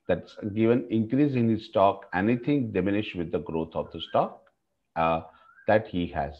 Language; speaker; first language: English; non-native, local second language; Gujarati